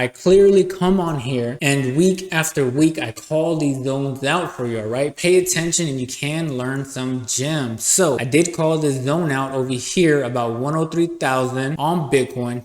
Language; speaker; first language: English; native; English